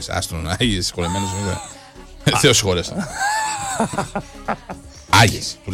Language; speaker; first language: Greek; native; Greek